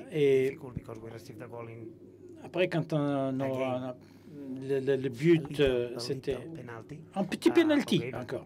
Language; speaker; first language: French; non-native, fluent; Spanish